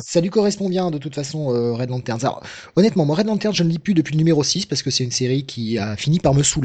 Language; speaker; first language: French; native; French